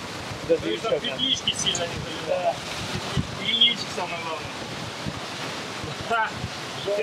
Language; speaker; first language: Russian; native; Russian